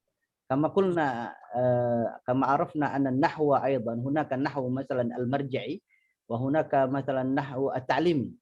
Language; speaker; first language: Arabic; non-native, fluent; Indonesian